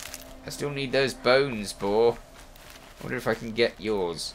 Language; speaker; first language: English; native; English